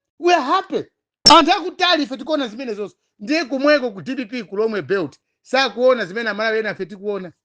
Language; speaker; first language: Nyanja; non-native, local second language; Tumbuka